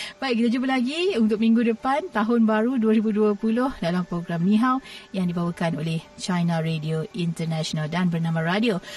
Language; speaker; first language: Malay; native; Malay